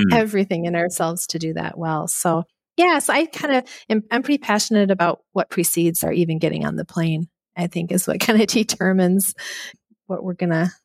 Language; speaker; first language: English; native; English